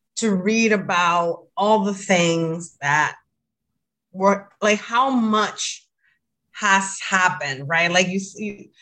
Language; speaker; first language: English; non-native, fluent; Spanish